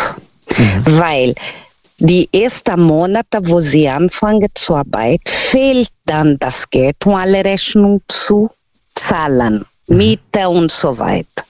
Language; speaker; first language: German; non-native, learner; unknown